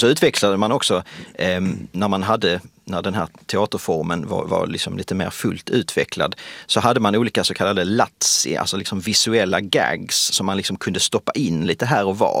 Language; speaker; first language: Swedish; native; Swedish